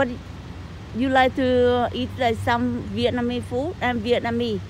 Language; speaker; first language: English; non-native, learner; Vietnamese